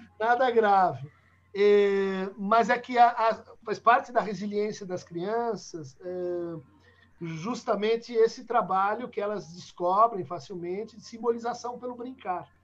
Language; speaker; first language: Portuguese; native; Portuguese